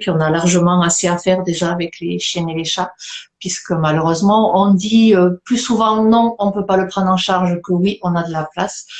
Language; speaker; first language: French; native; French